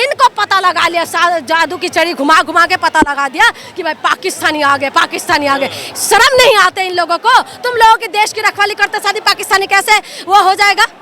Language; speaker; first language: Hindi; non-native, local second language; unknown